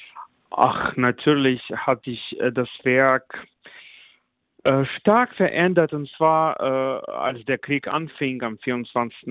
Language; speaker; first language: German; non-native, fluent; Russian